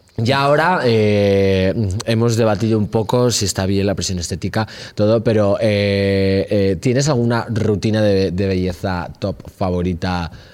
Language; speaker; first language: Spanish; native; Spanish